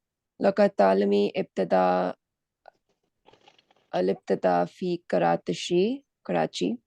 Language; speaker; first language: Arabic; non-native, learner; Urdu